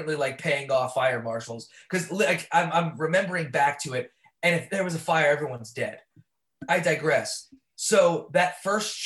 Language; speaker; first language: English; native; English